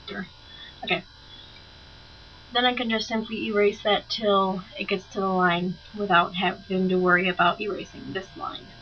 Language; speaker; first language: English; native; English